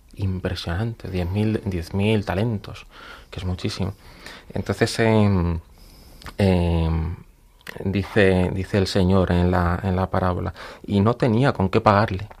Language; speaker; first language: Spanish; native; Spanish